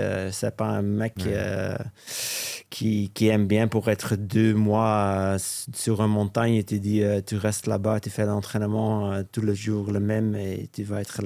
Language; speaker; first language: French; non-native, local second language; Dutch